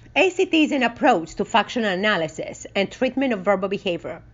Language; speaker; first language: English; non-native, fluent; Greek